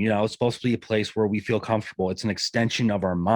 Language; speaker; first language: English; native; English